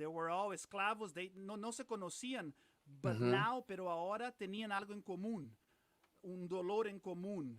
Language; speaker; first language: Spanish; non-native, fluent; Portuguese